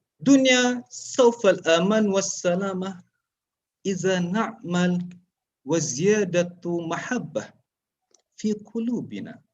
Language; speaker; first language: Arabic; non-native, learner; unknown